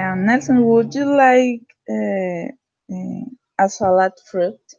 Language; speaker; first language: English; non-native, learner; Spanish